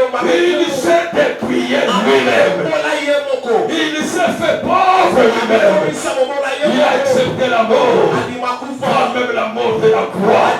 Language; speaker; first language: French; non-native, local second language; Lingala